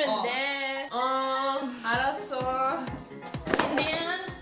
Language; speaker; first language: Korean; early bilingual, heritage; English